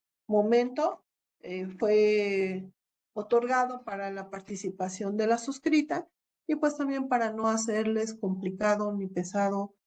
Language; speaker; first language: Spanish; native; Spanish